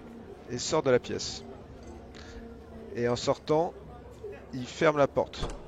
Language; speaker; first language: French; native; French